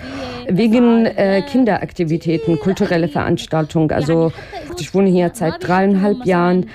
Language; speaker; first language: German; non-native, learner; Arabic